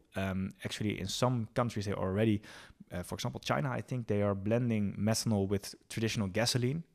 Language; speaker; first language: English; non-native, fluent; Dutch